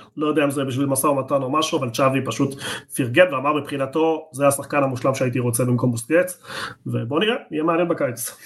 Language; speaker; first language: Hebrew; native; Hebrew